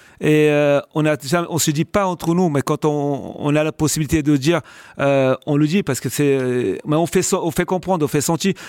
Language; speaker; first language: French; non-native, fluent; Portuguese